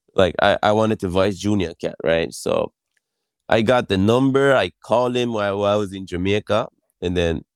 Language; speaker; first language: English; non-native, fluent; Japanese